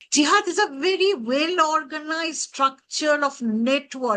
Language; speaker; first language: English; non-native, local second language; Bangla